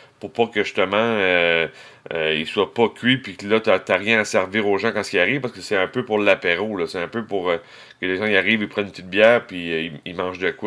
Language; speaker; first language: French; native; French